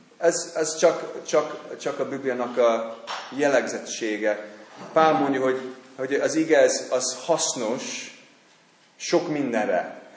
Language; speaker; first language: Hungarian; non-native, fluent; English